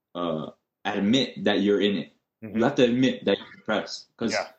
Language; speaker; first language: English; native; English